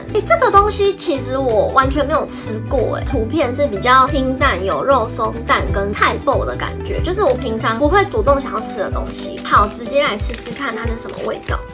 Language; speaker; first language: Chinese; native; Chinese